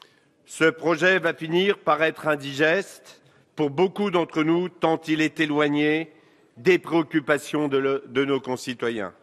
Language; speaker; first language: French; native; French